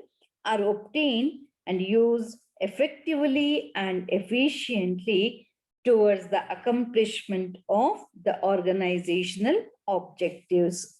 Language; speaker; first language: English; non-native, local second language; Kannada